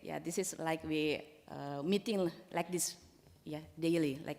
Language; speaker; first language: English; non-native, learner; Indonesian